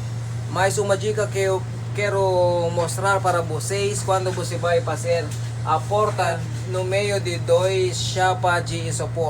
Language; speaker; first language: Portuguese; non-native, learner; Filipino